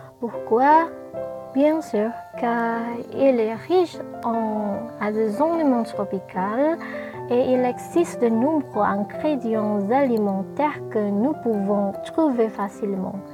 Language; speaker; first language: French; non-native, learner; Indonesian